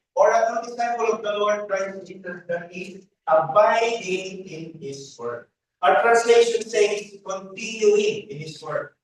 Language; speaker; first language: English; non-native, local second language; Filipino